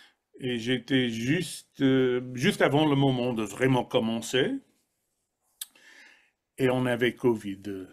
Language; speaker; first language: French; non-native, fluent; English